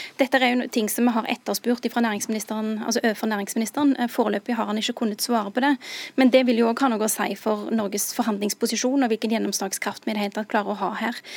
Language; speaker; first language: Norwegian; early bilingual, other home language; Urdu